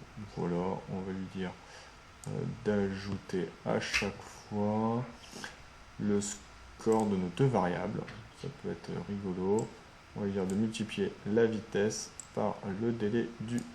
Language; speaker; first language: French; native; French